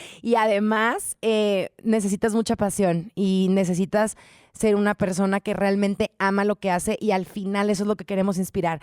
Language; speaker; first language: Spanish; native; Spanish